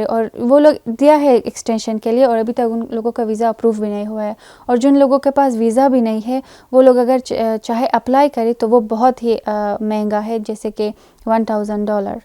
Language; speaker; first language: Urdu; non-native, fluent; Persian